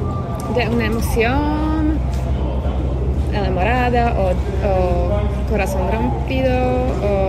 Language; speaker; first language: Spanish; non-native, learner; Czech